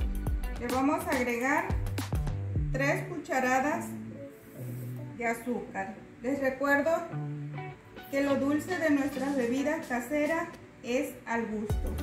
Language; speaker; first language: Spanish; native; Spanish